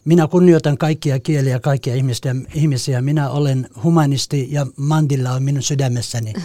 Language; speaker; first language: Finnish; non-native, fluent; Kurdish